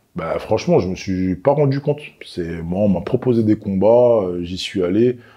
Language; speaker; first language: French; native; French